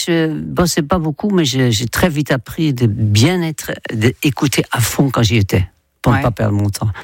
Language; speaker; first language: French; non-native, fluent; Dutch